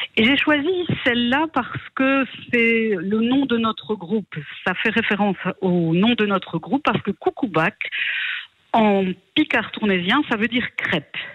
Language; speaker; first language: French; native; French